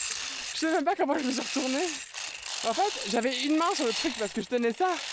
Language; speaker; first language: French; native; French